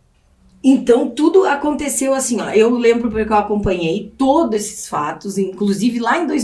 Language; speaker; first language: Portuguese; native; Portuguese